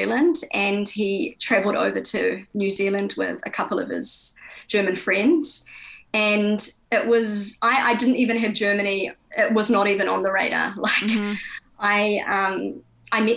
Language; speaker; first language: English; native; English